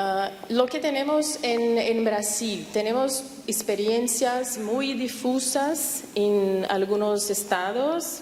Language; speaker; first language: Spanish; non-native, fluent; Portuguese